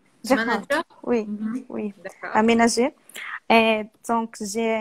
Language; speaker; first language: French; non-native, learner; Portuguese